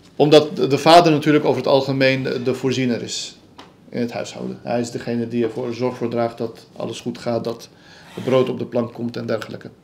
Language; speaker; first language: Dutch; early bilingual, other home language; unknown